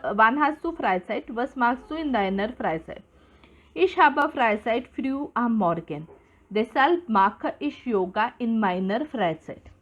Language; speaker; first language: German; non-native, fluent; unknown